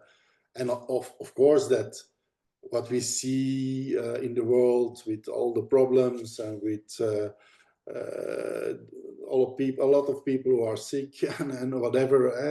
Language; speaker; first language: English; non-native, fluent; Dutch